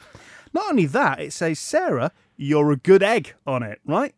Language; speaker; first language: English; native; English